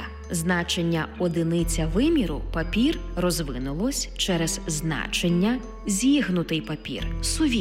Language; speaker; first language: Ukrainian; native; Ukrainian